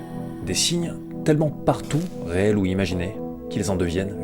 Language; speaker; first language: French; native; French